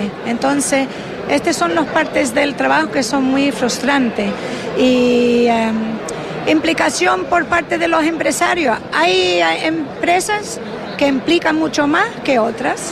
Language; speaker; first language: Spanish; non-native, fluent; English